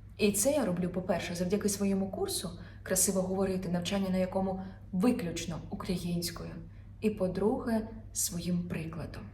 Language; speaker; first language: Ukrainian; non-native, local second language; Russian